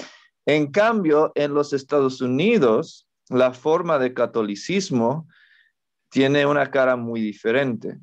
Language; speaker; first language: Spanish; non-native, fluent; English